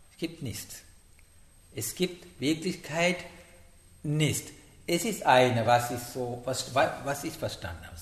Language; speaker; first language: German; non-native, learner; Sinhala